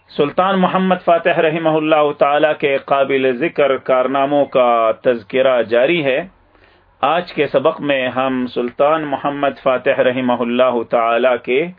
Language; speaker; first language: Urdu; native; Urdu